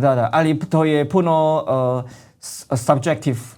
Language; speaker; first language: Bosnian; non-native, learner; Chinese